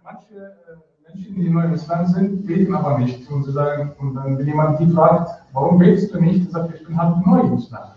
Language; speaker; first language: German; non-native, fluent; Arabic